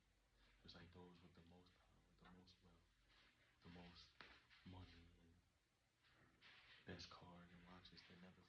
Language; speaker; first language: English; native; English